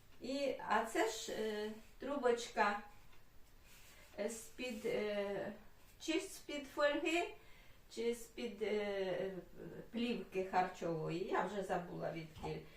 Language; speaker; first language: Ukrainian; native; Ukrainian